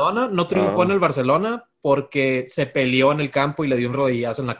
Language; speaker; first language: Spanish; native; Spanish